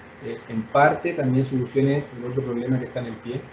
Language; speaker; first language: Spanish; native; Spanish